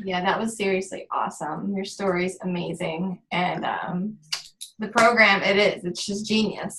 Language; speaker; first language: English; native; English